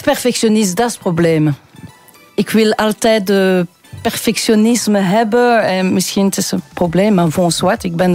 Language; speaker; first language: Dutch; non-native, local second language; French